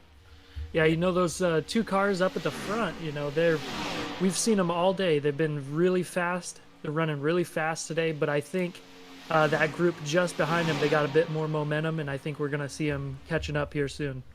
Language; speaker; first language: English; native; English